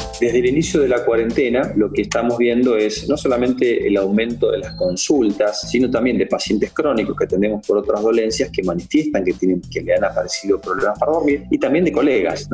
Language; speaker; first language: Spanish; native; Spanish